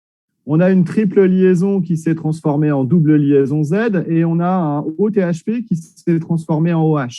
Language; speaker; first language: French; native; French